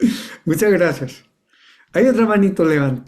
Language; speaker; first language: Spanish; native; Spanish